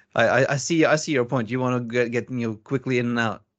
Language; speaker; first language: English; non-native, fluent; Norwegian